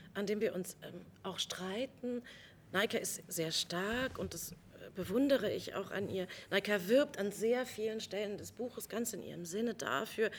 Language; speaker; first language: German; native; German